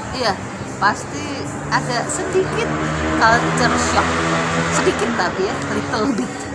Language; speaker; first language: Indonesian; native; Indonesian